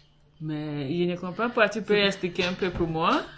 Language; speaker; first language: French; non-native, learner; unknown